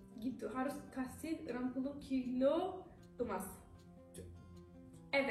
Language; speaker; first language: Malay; non-native, learner; Turkish